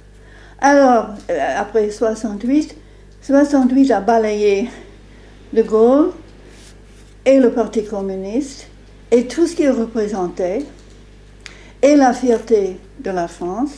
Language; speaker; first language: French; non-native, fluent; English